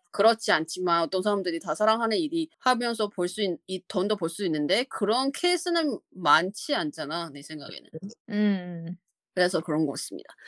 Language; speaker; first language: Korean; non-native, fluent; Chinese